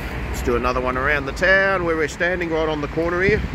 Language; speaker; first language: English; native; English